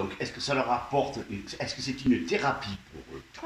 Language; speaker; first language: French; native; French